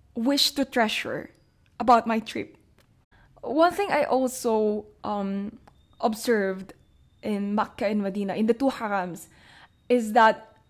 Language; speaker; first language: English; non-native, local second language; Filipino